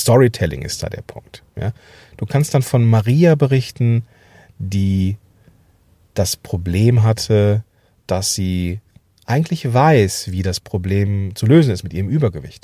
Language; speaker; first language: German; native; German